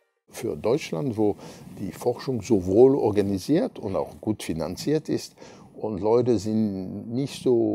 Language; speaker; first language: German; non-native, fluent; French